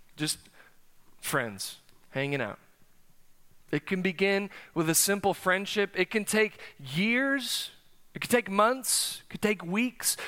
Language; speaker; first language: English; native; English